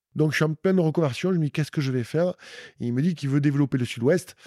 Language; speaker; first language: French; native; French